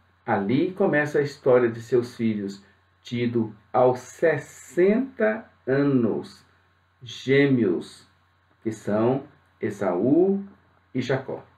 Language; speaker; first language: Portuguese; native; Portuguese